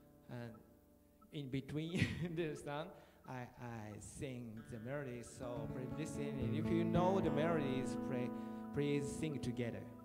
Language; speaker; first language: English; non-native, learner; Japanese